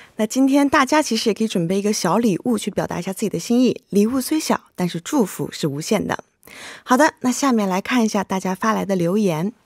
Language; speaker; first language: Chinese; native; Chinese